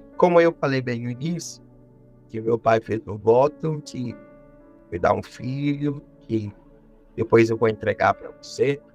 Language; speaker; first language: Portuguese; non-native, fluent; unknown